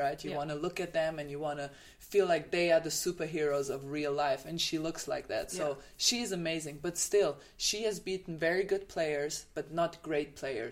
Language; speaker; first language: English; non-native, fluent; German